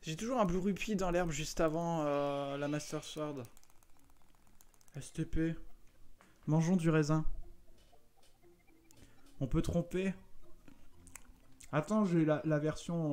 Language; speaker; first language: French; native; French